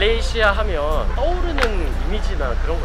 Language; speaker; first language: Korean; native; Korean